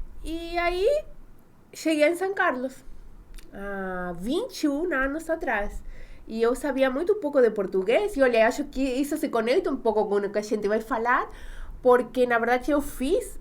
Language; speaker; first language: Portuguese; non-native, fluent; Spanish